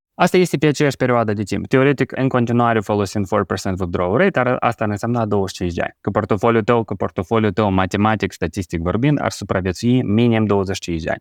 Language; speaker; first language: Romanian; native; Romanian